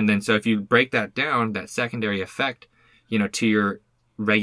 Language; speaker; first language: English; native; English